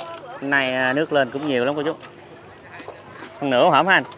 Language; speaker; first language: Vietnamese; native; Vietnamese